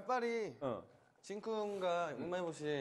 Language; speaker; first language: Japanese; non-native, learner; Korean